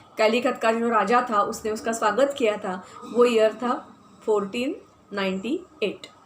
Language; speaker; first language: Hindi; non-native, local second language; Marathi